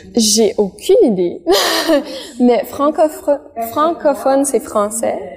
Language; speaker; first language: French; native; French